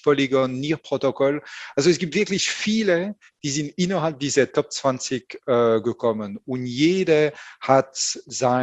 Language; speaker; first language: German; non-native, fluent; French